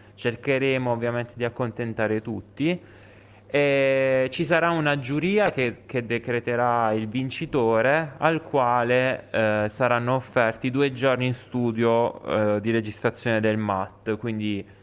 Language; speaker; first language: Italian; native; Italian